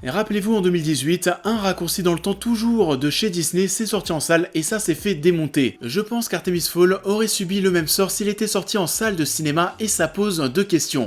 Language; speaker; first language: French; native; French